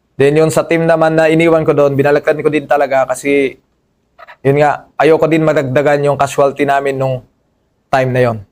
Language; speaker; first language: Filipino; non-native, local second language; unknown